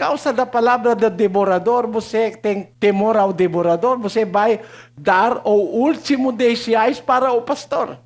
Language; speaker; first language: Portuguese; non-native, learner; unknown